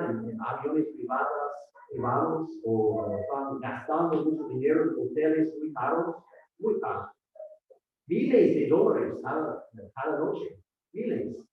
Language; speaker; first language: Spanish; non-native, fluent; English